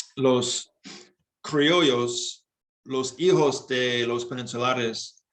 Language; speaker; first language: Spanish; non-native, learner; English